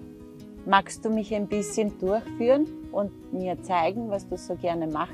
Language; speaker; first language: German; native; German